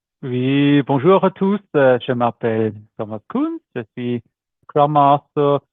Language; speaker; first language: French; non-native, learner; German